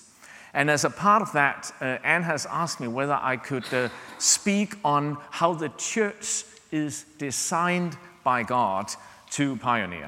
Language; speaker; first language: English; non-native, fluent; Danish